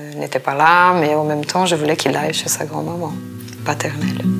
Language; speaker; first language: French; non-native, fluent; Portuguese